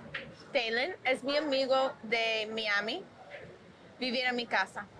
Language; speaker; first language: Spanish; non-native, learner; English